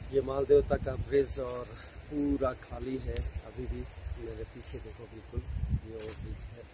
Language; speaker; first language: Hindi; native; Hindi